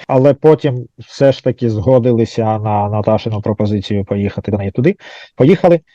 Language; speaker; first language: Ukrainian; native; Ukrainian